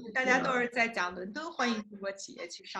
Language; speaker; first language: Chinese; native; Chinese